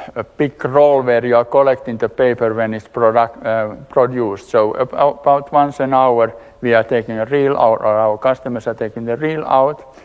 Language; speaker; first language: English; non-native, fluent; Finnish